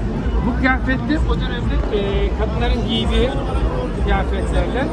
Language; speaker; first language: Turkish; native; Turkish